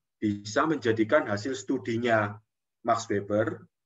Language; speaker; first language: Indonesian; native; Indonesian